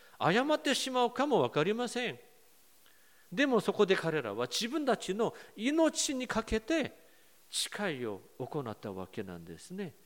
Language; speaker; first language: Japanese; non-native, fluent; Korean